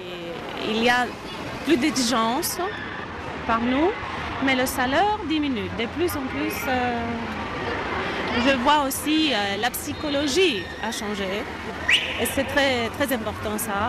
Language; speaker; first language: French; non-native, fluent; Greek